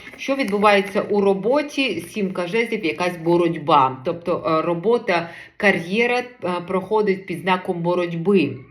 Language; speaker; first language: Ukrainian; non-native, local second language; Russian